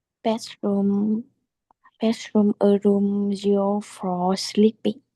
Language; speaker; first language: English; non-native, learner; Chinese